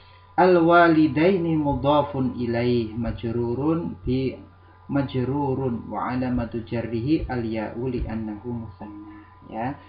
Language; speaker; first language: Arabic; non-native, fluent; Indonesian